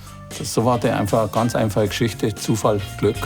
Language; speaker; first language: German; native; German